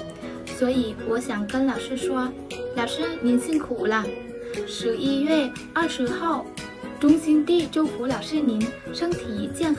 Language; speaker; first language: Chinese; non-native, fluent; Vietnamese